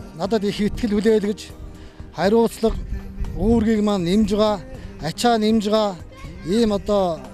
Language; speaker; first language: Mongolian; native; Mongolian